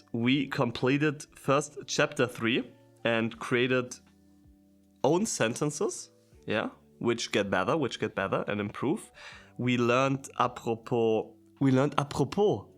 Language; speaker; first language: English; non-native, fluent; German